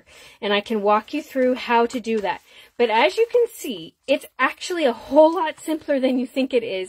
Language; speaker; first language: English; native; English